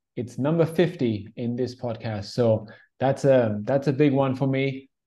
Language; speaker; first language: English; non-native, fluent; German